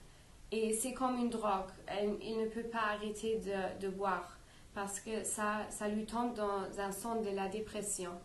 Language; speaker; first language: French; non-native, learner; English